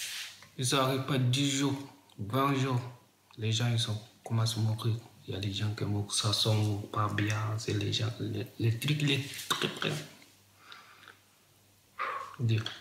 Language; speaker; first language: French; non-native, learner; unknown